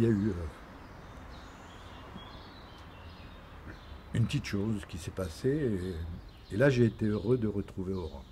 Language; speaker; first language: French; native; French